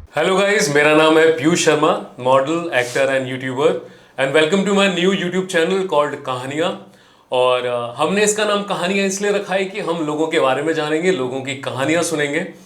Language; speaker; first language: Hindi; native; Hindi